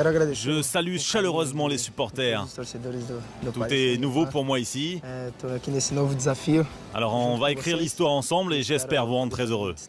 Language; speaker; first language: French; native; French